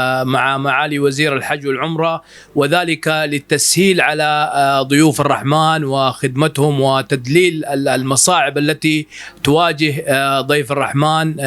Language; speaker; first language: Arabic; native; Arabic